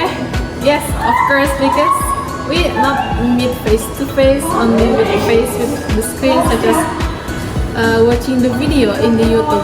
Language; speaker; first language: English; non-native, learner; Indonesian